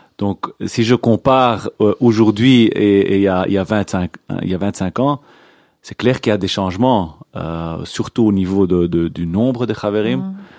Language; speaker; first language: French; non-native, local second language; Hebrew